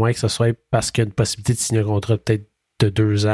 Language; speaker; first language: French; native; French